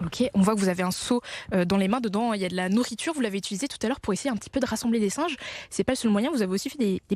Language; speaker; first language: French; native; French